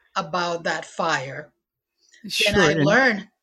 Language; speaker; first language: English; non-native, fluent; Spanish